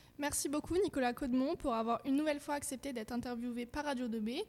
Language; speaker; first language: French; native; French